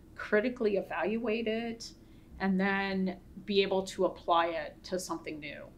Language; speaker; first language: English; native; English